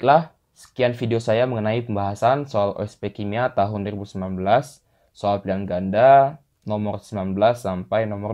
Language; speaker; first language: Indonesian; native; Indonesian